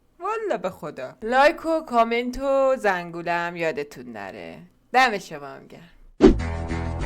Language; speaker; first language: Persian; non-native, local second language; Azerbaijani